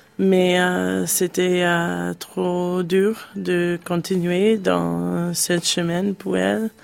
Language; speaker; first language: French; non-native, learner; English